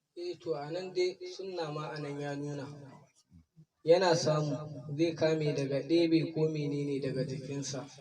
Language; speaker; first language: Hausa; native; Hausa